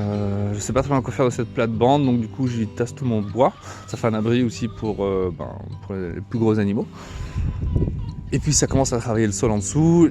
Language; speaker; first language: French; native; French